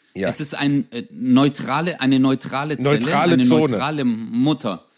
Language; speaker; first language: German; early bilingual, other home language; Turkish